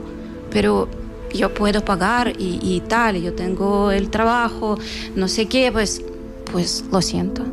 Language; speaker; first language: Spanish; non-native, learner; Ukrainian